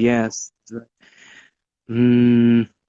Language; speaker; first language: English; non-native, learner; Spanish